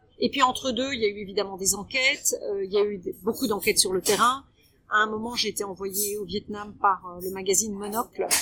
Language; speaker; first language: French; early bilingual, heritage; French